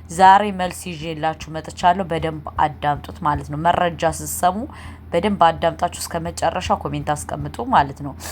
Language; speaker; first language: Amharic; native; Amharic